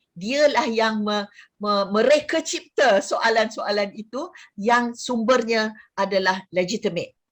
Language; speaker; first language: Malay; native; Malay